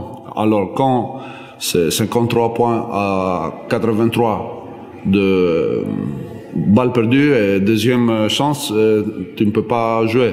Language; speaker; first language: French; non-native, learner; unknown